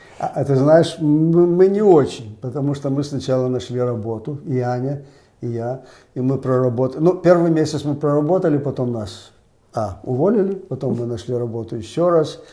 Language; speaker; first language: Russian; native; Russian